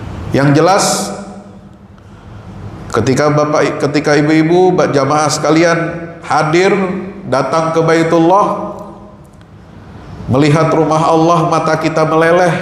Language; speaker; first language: Indonesian; native; Indonesian